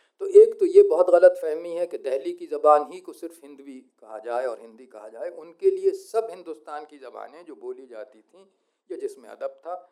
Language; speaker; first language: Hindi; native; Hindi